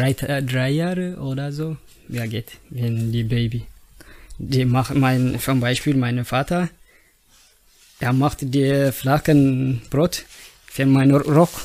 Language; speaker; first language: German; non-native, learner; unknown